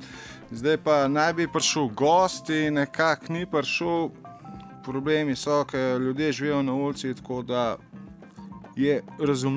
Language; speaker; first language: Slovenian; native; Slovenian